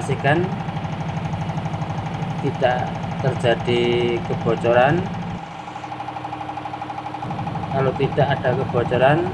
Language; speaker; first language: Indonesian; non-native, local second language; Javanese